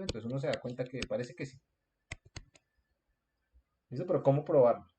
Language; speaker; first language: Spanish; native; Spanish